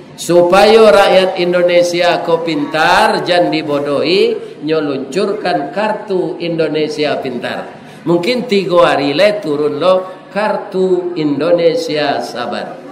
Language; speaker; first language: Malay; non-native, local second language; Minangkabau